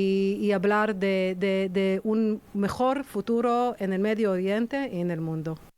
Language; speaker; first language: Spanish; non-native, fluent; Hebrew